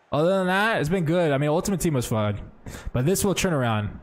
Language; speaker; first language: English; native; English